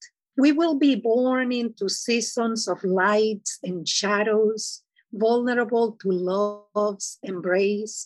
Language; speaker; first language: English; non-native, fluent; Spanish